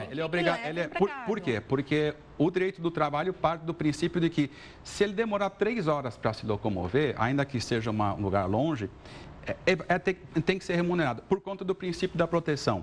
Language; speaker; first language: Portuguese; native; Portuguese